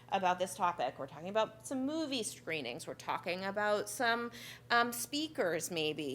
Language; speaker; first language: English; native; English